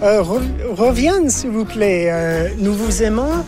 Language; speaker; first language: French; non-native, learner; English